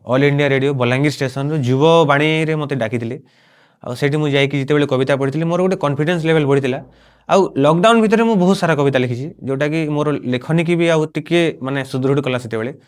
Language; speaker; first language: Odia; non-native, local second language; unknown